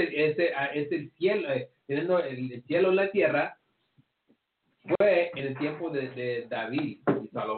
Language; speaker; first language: Spanish; early bilingual, heritage; English